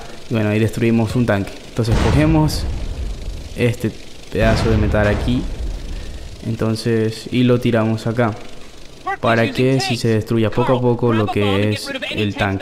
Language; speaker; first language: Spanish; native; Spanish